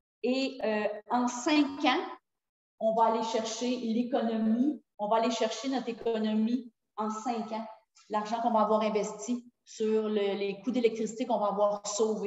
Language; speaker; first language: French; native; French